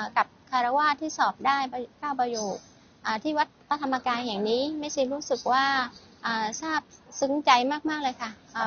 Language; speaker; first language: Thai; non-native, fluent; Vietnamese